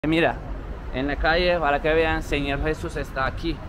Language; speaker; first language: Spanish; non-native, fluent; Turkish